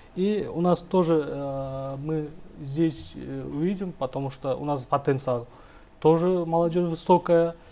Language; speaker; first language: Russian; non-native, local second language; Uzbek